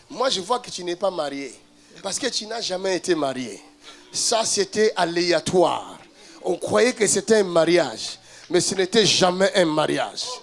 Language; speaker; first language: French; non-native, local second language; Lingala